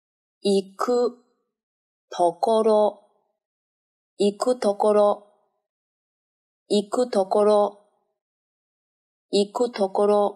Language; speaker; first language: Japanese; non-native, learner; Chinese